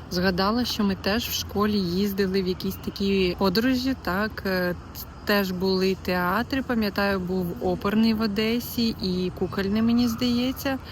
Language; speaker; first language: Ukrainian; native; Ukrainian